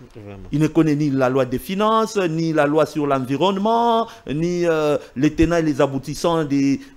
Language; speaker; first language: French; non-native, local second language; Swahili